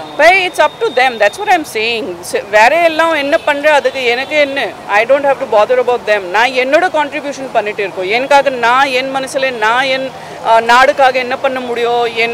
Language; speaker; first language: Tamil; non-native, fluent; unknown